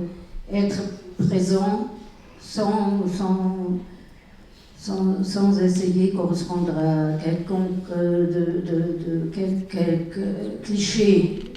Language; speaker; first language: French; non-native, fluent; German